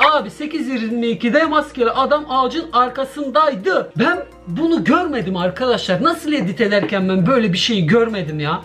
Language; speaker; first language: Turkish; early bilingual, heritage; Turkish